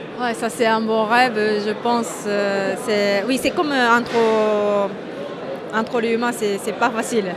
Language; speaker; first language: French; non-native, fluent; Japanese